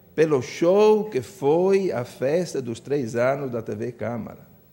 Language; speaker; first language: Portuguese; non-native, fluent; Italian